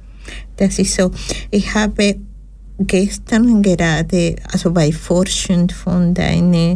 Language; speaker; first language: German; non-native, learner; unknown